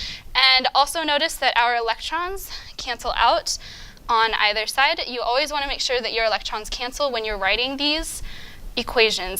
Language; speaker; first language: English; native; English